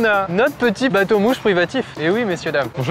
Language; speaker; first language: French; native; French